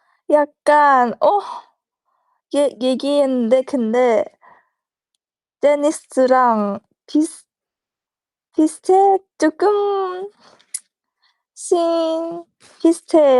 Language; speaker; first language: Korean; non-native, learner; Thai